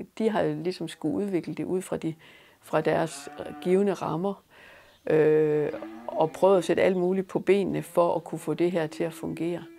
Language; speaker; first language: Danish; native; Danish